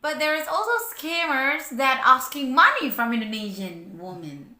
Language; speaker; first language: English; non-native, learner; Indonesian